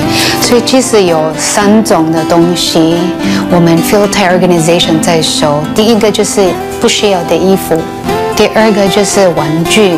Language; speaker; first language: Chinese; non-native, fluent; Cebuano